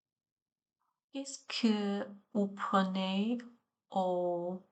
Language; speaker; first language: French; non-native, learner; Chinese